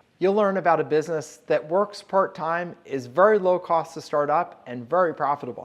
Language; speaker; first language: English; native; English